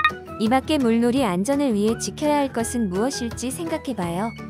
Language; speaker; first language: Korean; native; Korean